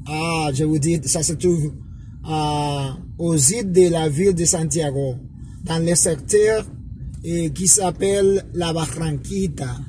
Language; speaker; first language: French; non-native, fluent; Spanish